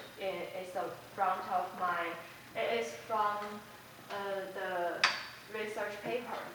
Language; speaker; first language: English; non-native, fluent; Chinese